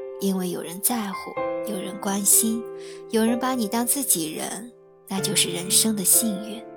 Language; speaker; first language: Chinese; native; Chinese